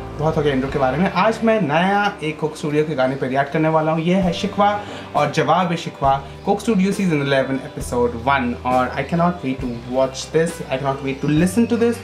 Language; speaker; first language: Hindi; non-native, local second language; Bangla